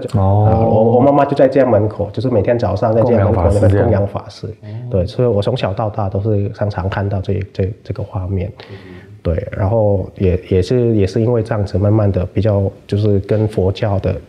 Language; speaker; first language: Chinese; non-native, fluent; Lao